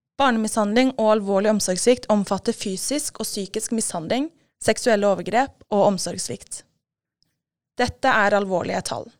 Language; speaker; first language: Norwegian; native; Norwegian